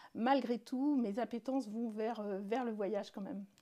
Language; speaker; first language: French; native; French